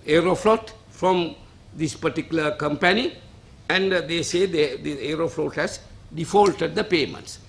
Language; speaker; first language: English; non-native, local second language; Sinhala